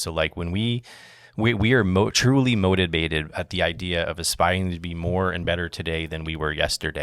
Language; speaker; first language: English; native; English